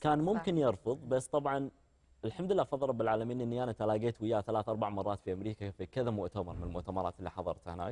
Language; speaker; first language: Arabic; native; Arabic